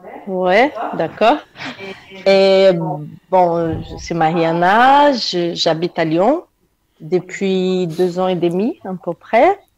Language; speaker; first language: French; non-native, fluent; Portuguese